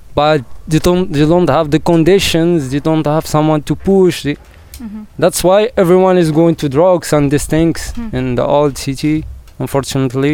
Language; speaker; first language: English; non-native, learner; Arabic